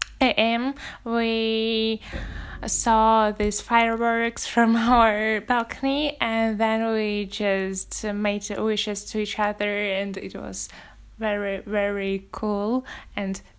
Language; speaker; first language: English; non-native, fluent; Russian